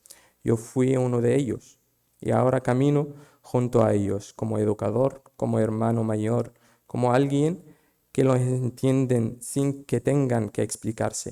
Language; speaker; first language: Spanish; non-native, fluent; Arabic